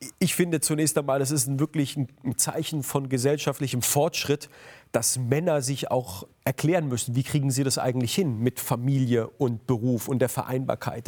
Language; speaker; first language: German; native; German